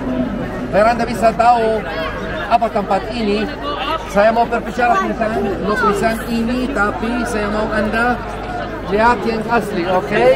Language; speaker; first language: Indonesian; non-native, learner; Arabic